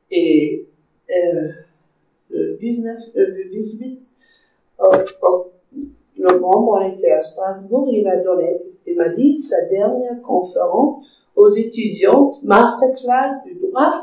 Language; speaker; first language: French; non-native, fluent; German